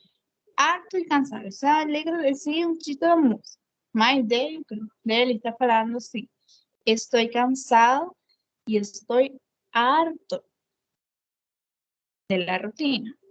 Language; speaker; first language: Portuguese; non-native, fluent; Spanish